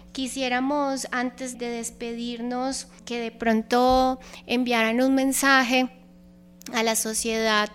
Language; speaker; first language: Spanish; native; Spanish